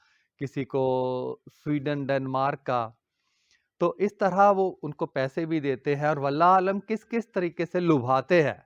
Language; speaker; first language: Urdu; non-native, local second language; Punjabi